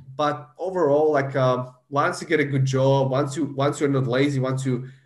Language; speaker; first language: English; non-native, fluent; Slovak